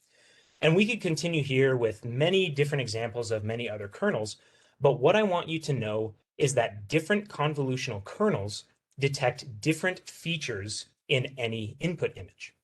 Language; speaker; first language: English; native; English